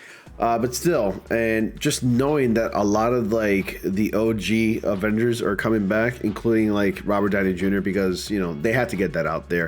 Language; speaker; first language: English; native; English